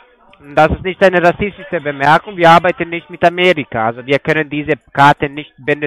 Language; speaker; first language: German; non-native, fluent; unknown